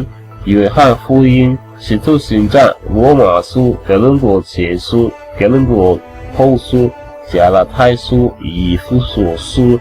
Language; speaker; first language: Chinese; non-native, learner; English